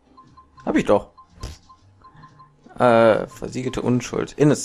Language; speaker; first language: German; native; German